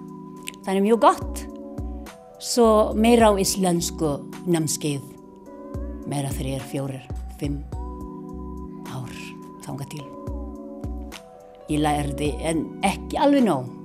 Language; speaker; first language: Icelandic; non-native, learner; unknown